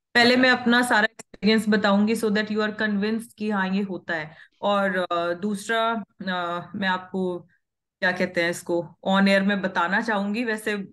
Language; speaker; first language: Hindi; non-native, local second language; Punjabi